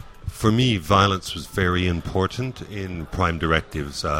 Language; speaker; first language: English; native; English